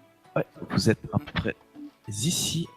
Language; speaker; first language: French; native; French